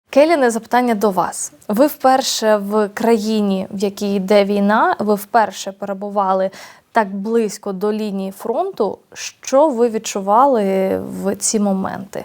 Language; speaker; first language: Ukrainian; native; Ukrainian